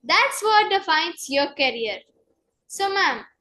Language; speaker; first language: English; non-native, local second language; Kannada